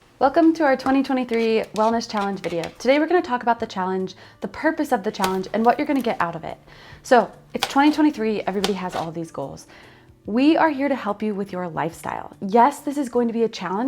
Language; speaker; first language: English; native; English